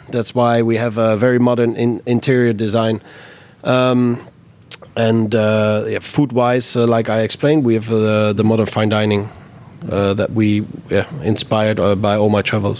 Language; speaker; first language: English; non-native, fluent; Dutch